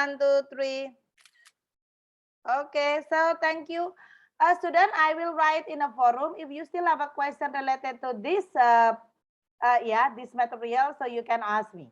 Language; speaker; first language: English; non-native, fluent; Indonesian